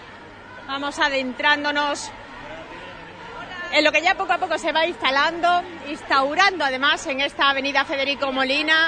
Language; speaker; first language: Spanish; native; Spanish